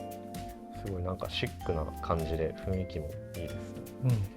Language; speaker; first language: Japanese; native; Japanese